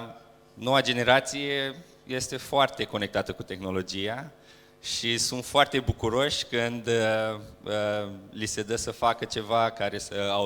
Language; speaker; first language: Romanian; native; Romanian